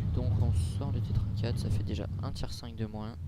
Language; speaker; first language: French; native; French